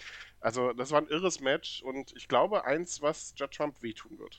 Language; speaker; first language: German; native; German